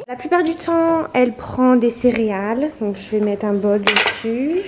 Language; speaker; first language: French; native; French